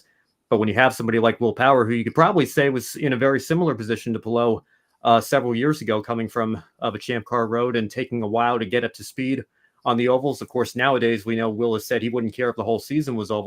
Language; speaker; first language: English; native; English